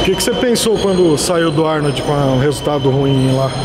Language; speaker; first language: Portuguese; native; Portuguese